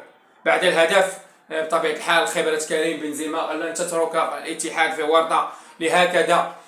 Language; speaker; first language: Arabic; native; Arabic